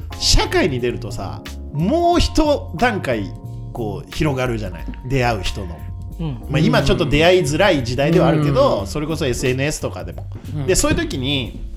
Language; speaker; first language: Japanese; native; Japanese